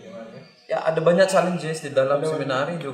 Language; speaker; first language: Indonesian; non-native, learner; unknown